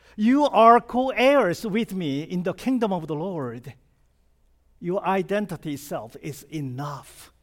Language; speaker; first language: English; non-native, fluent; Korean